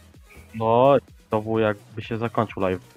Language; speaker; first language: Polish; native; Polish